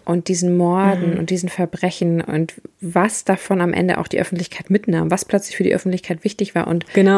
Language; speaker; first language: German; native; German